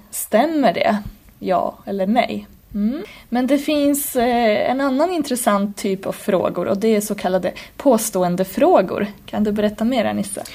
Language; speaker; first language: Swedish; native; Swedish